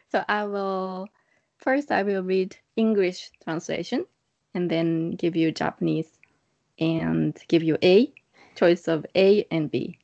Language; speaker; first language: English; non-native, fluent; Japanese